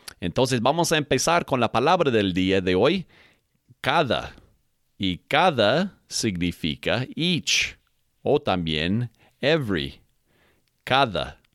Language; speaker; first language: Spanish; non-native, fluent; English